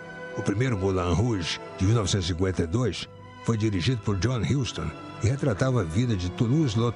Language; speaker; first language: Portuguese; native; Portuguese